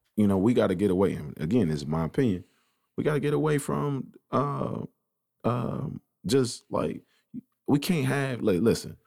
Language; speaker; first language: English; native; English